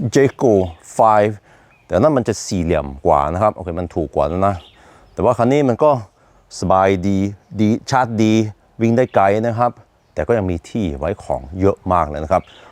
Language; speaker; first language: Thai; non-native, fluent; Norwegian